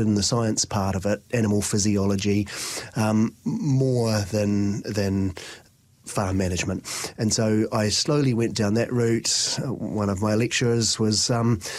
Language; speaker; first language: English; native; English